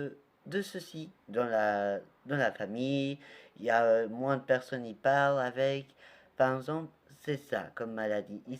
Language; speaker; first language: French; non-native, learner; Portuguese